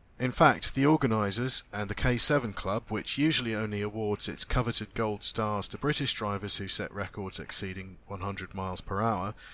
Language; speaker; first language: English; native; English